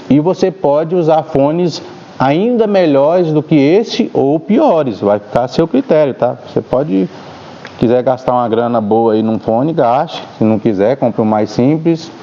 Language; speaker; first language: Portuguese; native; Portuguese